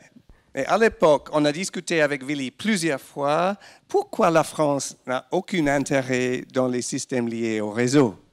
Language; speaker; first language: French; non-native, fluent; English